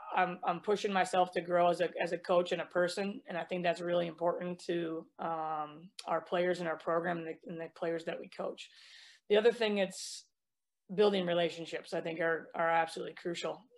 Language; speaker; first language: English; native; English